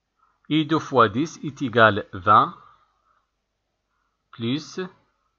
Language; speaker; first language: French; non-native, local second language; Arabic